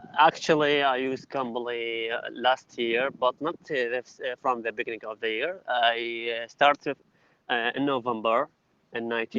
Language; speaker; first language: English; non-native, learner; Arabic